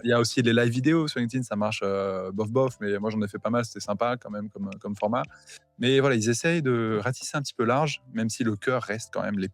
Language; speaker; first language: French; native; French